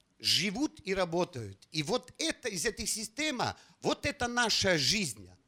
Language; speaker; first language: Russian; non-native, fluent; Slovenian